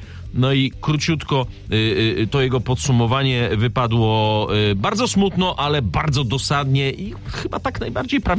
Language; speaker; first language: Polish; native; Polish